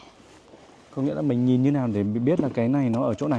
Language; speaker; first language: Vietnamese; native; Vietnamese